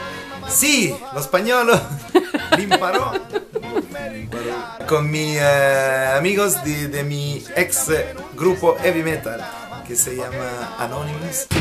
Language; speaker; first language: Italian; early bilingual, heritage; Italian